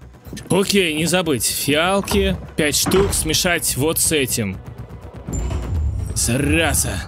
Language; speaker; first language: Russian; native; Russian